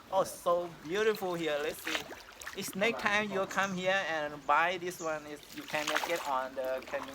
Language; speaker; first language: English; non-native, learner; Thai